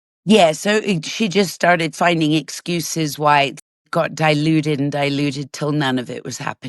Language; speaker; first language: English; native; English